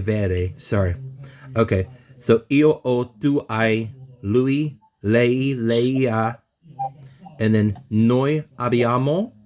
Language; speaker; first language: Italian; non-native, learner; English